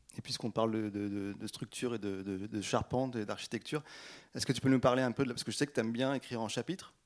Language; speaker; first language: French; native; French